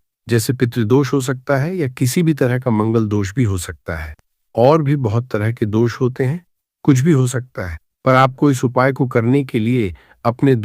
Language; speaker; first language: Hindi; native; Hindi